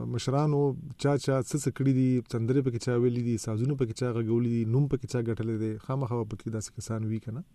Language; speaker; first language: Pashto; native; Pashto